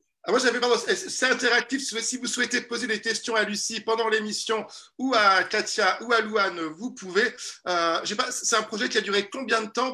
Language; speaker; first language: French; native; French